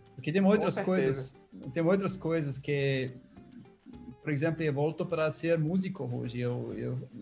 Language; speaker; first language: Portuguese; non-native, learner; German